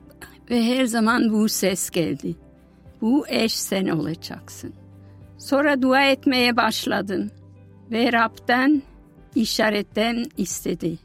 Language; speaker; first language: Turkish; non-native, fluent; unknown